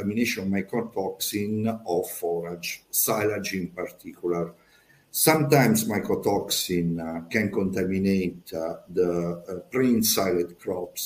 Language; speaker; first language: English; non-native, fluent; Italian